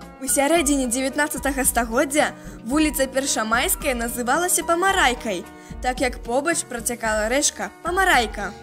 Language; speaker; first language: Belarusian; native; Belarusian